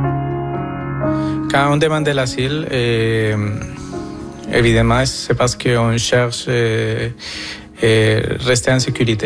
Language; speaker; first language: French; non-native, fluent; Spanish